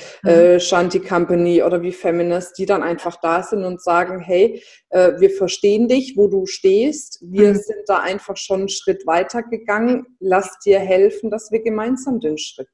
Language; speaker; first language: German; native; German